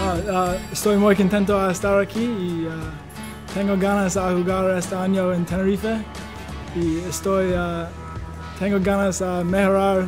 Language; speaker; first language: Spanish; non-native, learner; English